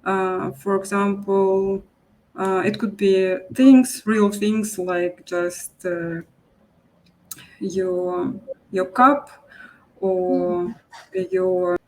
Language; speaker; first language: English; non-native, local second language; Russian